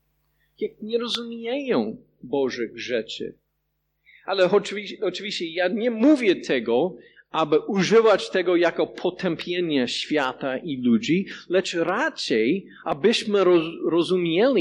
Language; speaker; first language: Polish; non-native, fluent; English